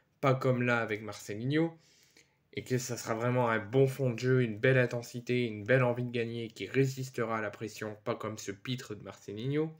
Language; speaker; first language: French; native; French